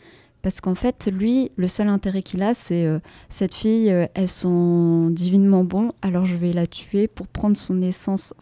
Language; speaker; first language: French; native; French